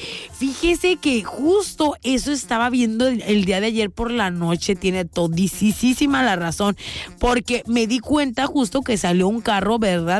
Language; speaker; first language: Spanish; native; Spanish